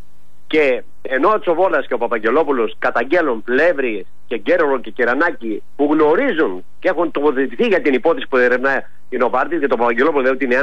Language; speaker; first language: Greek; native; Greek